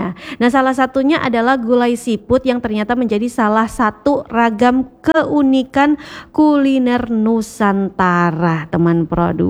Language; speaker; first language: Indonesian; native; Indonesian